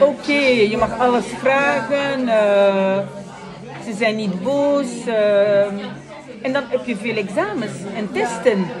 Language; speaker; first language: Dutch; non-native, fluent; French